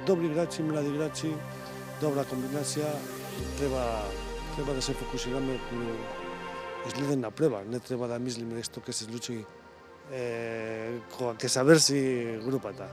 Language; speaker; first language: Macedonian; non-native, learner; Spanish